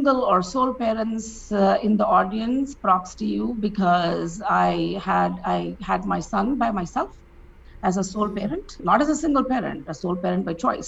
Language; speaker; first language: English; non-native, local second language; Tamil